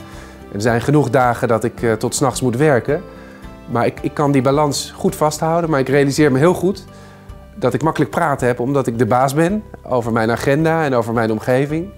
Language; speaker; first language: Dutch; native; Dutch